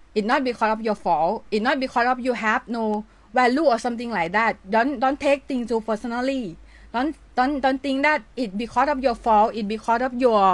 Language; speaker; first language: English; non-native, learner; Thai